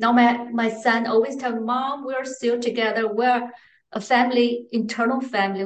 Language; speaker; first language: English; non-native, fluent; Chinese